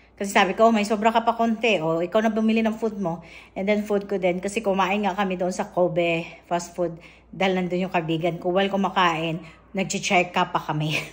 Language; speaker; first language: Filipino; native; Filipino